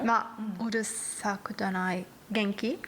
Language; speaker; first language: Japanese; non-native, learner; Italian